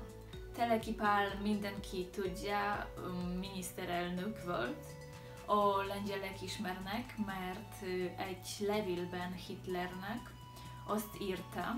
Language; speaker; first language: Hungarian; non-native, learner; Polish